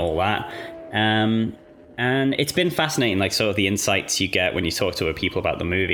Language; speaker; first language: English; native; English